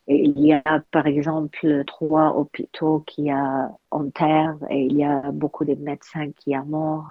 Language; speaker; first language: French; non-native, learner; Arabic